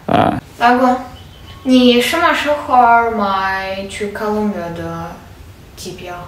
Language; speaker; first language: Chinese; non-native, learner; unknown